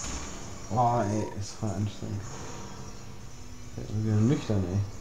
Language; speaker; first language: German; native; German